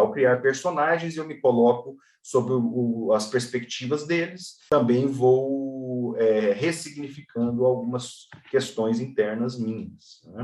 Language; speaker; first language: Portuguese; native; Portuguese